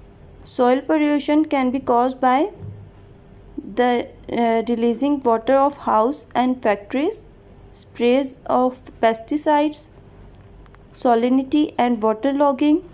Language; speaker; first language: English; non-native, local second language; Urdu